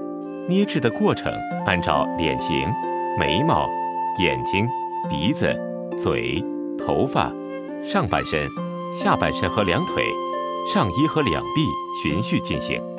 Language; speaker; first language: Chinese; native; Chinese